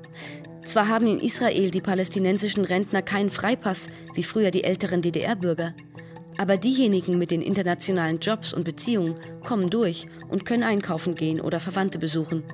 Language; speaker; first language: German; native; German